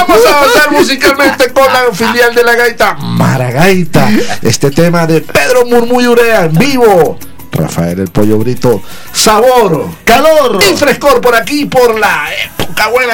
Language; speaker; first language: Spanish; native; Spanish